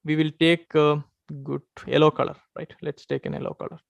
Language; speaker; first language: English; non-native, local second language; Tamil